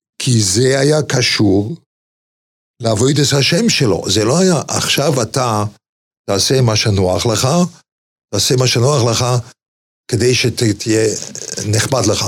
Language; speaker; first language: Hebrew; non-native, fluent; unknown